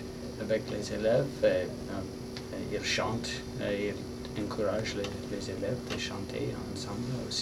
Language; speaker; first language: French; non-native, learner; English